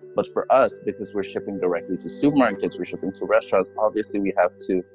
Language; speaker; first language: English; non-native, fluent; Indonesian